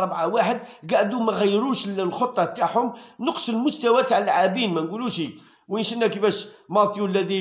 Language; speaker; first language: Arabic; native; Arabic